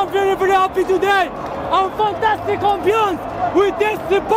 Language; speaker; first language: English; non-native, learner; Arabic